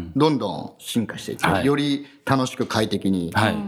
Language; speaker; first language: Japanese; native; Japanese